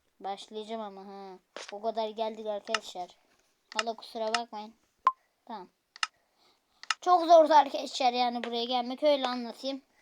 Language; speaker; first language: Turkish; native; Turkish